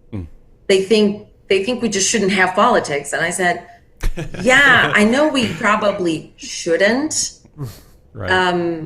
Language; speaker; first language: English; non-native, fluent; Portuguese